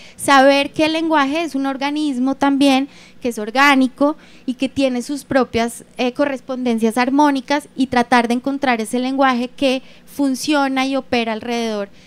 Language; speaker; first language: Spanish; native; Spanish